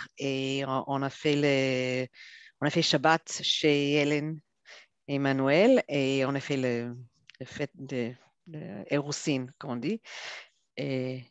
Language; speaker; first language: French; non-native, fluent; Hebrew